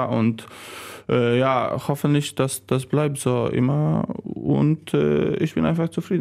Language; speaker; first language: German; non-native, learner; Polish